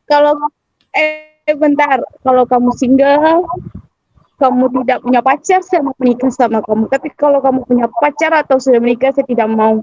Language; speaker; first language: Indonesian; non-native, local second language; Minangkabau